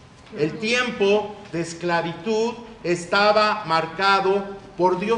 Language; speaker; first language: Spanish; native; Spanish